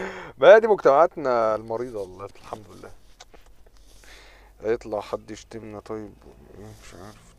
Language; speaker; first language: Arabic; native; Arabic